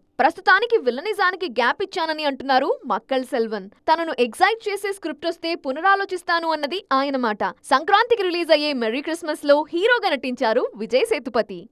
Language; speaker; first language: Telugu; native; Telugu